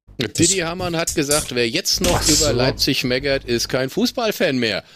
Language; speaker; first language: German; native; German